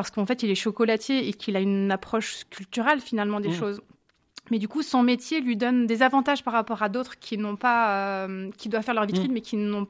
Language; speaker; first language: French; native; French